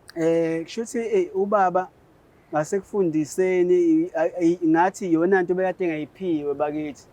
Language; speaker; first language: Zulu; native; Zulu